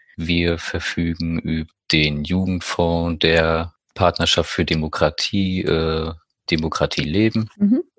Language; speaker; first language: German; native; German